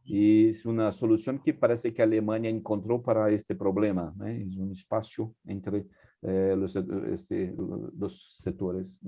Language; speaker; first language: Spanish; non-native, fluent; Portuguese